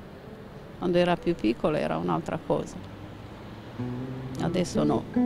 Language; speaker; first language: Italian; non-native, learner; Romanian